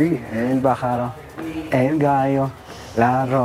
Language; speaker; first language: Spanish; non-native, learner; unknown